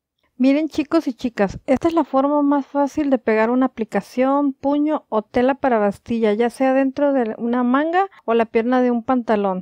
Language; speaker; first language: Spanish; native; Spanish